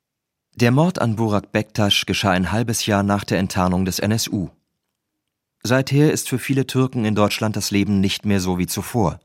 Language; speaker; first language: German; native; German